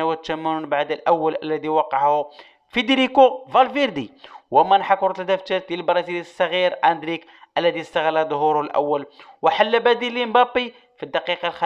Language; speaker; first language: Arabic; native; Arabic